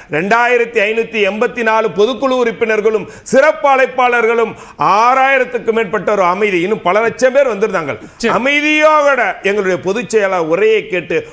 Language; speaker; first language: Tamil; native; Tamil